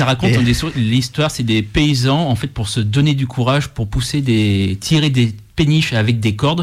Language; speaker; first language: French; native; French